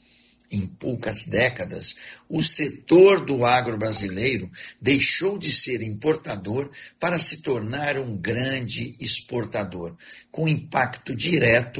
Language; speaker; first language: Portuguese; native; Portuguese